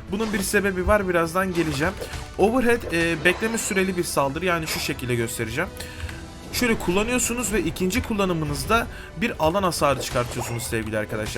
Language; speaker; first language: Turkish; native; Turkish